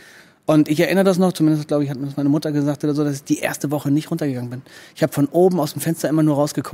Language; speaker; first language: German; native; German